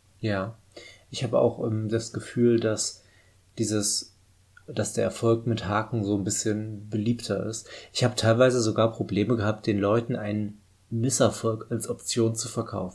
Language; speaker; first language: German; native; German